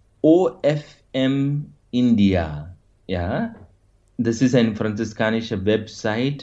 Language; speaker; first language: German; non-native, fluent; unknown